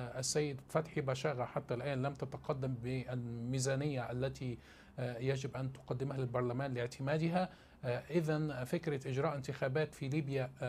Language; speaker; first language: Arabic; native; Arabic